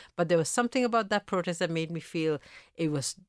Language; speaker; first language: English; early bilingual, other home language; Italian